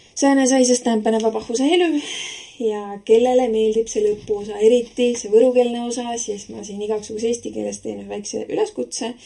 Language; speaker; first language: Estonian; native; Estonian